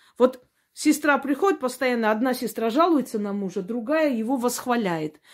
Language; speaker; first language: Russian; non-native, local second language; Armenian